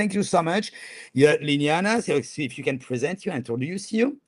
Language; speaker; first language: English; non-native, fluent; French